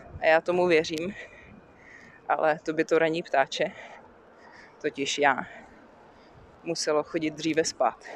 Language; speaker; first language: Czech; native; Czech